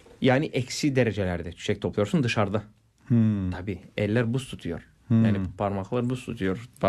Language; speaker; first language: Turkish; non-native, fluent; Bulgarian